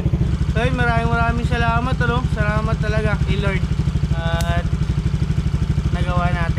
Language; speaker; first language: Filipino; native; Filipino